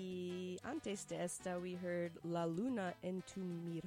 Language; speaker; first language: Spanish; non-native, learner; English